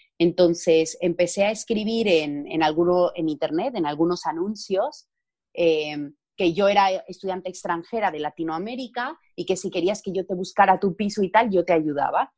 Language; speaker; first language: Spanish; native; Spanish